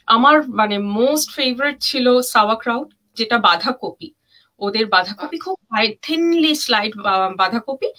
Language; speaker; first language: Bangla; early bilingual, heritage; German